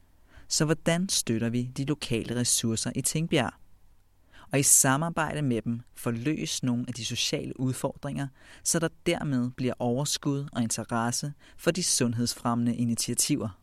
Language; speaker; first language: Danish; native; Danish